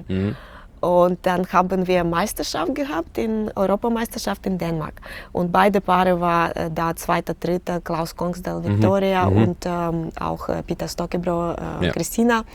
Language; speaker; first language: German; non-native, learner; Russian